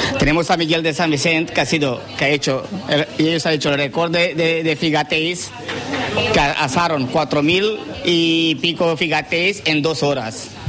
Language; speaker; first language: Spanish; non-native, fluent; Romanian